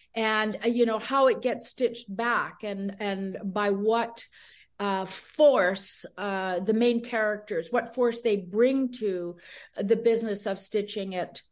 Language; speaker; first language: English; early bilingual, other home language; Spanish